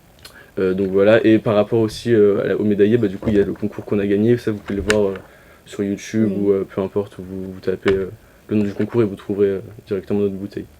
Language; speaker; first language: French; native; French